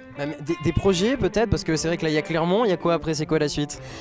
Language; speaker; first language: French; native; French